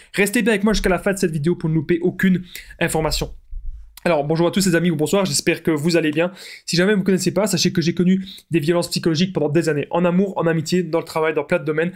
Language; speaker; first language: French; native; French